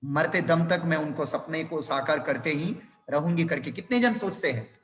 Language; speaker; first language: Hindi; non-native, local second language; Telugu